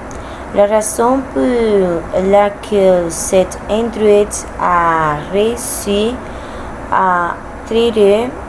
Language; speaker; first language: French; non-native, learner; Spanish